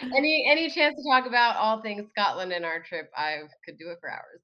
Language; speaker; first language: English; early bilingual, other home language; Arabic